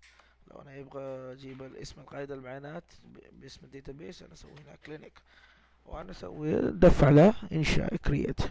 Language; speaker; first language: Arabic; non-native, learner; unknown